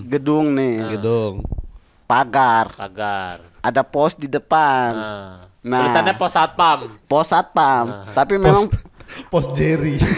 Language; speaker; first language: Indonesian; native; Indonesian